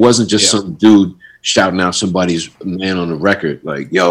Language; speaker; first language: English; native; English